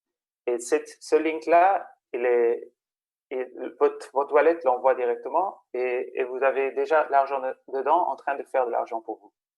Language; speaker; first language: French; non-native, fluent; Spanish